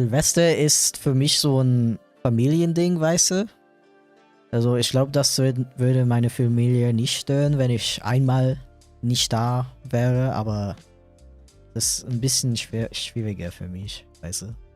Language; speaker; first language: German; non-native, fluent; English